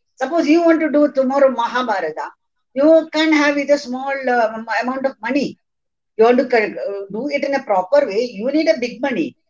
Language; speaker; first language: English; non-native, local second language; Malayalam